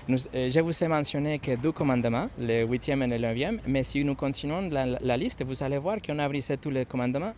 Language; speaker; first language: French; non-native, fluent; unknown